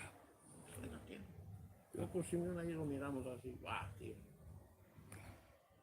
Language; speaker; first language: Spanish; non-native, learner; Romanian